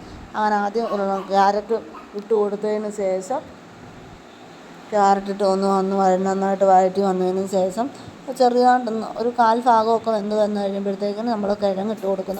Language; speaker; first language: Malayalam; native; Malayalam